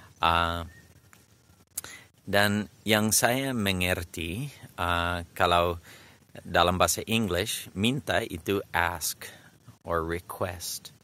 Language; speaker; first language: Indonesian; non-native, fluent; English